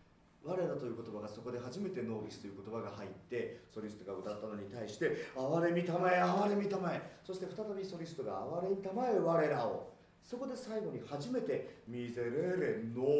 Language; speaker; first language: Japanese; native; Japanese